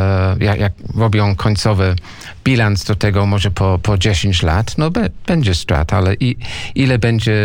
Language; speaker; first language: Polish; non-native, learner; English